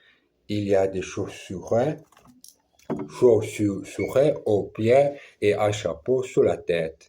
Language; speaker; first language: French; non-native, learner; Portuguese